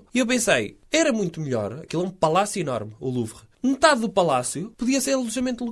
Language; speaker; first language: Portuguese; native; Portuguese